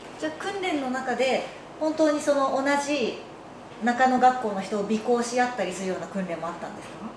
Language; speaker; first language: Japanese; native; Japanese